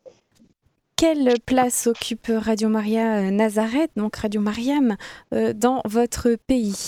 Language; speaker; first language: French; native; French